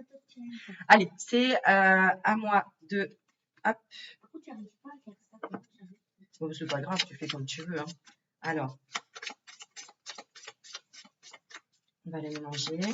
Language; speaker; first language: French; native; French